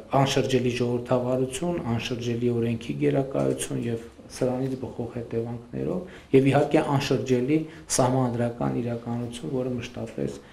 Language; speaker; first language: Armenian; native; Armenian